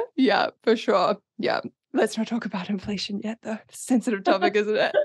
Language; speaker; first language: English; native; English